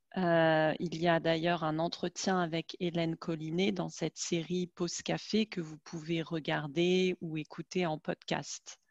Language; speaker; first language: French; native; French